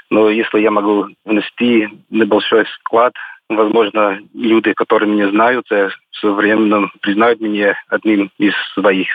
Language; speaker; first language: Russian; non-native, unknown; English